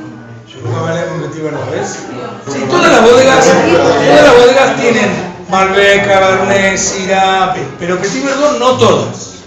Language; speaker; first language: Spanish; native; Spanish